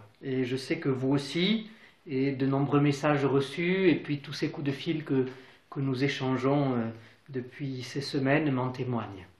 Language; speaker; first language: French; native; French